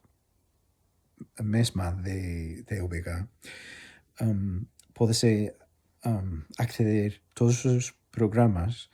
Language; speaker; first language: Galician; non-native, fluent; English